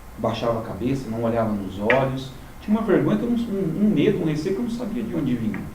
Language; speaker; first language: Portuguese; native; Portuguese